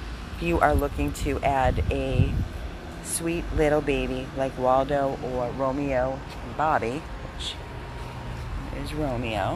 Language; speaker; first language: English; native; English